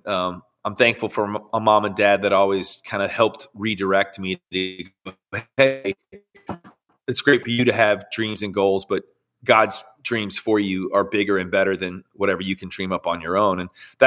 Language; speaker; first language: English; native; English